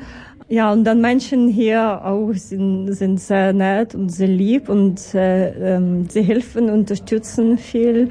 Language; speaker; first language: German; non-native, learner; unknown